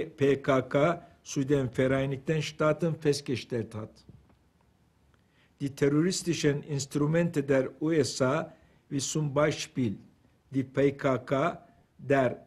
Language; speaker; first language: German; non-native, fluent; Turkish